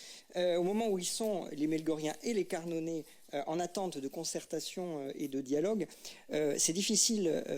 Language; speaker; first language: French; native; French